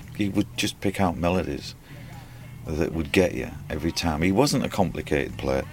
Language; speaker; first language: English; native; English